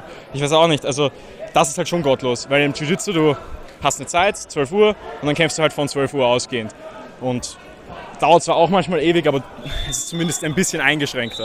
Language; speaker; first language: German; native; German